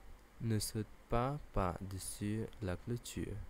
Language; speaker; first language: French; non-native, learner; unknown